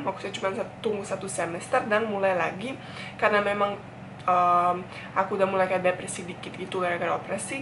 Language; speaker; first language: Indonesian; non-native, fluent; Bosnian